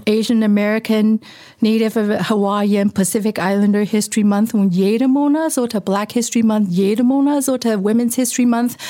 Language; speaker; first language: German; non-native, fluent; Chinese